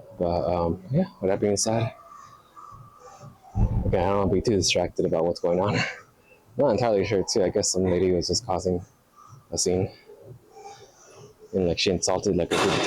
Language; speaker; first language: English; native; English